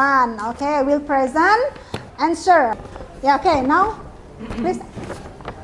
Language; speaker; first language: English; non-native, fluent; Indonesian